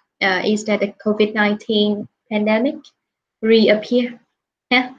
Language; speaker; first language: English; non-native, fluent; Vietnamese